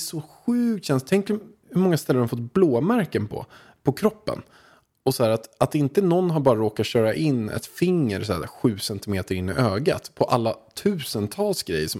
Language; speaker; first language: Swedish; native; Swedish